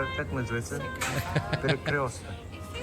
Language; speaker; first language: Russian; non-native, learner; Indonesian